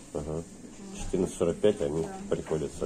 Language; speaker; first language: Russian; native; Russian